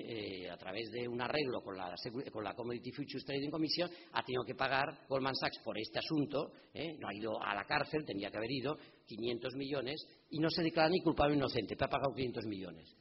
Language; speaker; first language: Spanish; native; Spanish